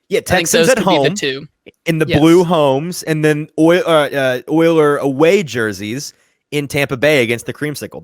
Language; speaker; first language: English; native; English